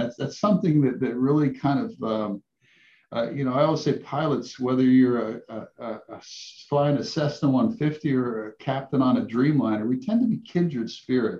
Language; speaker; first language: English; native; English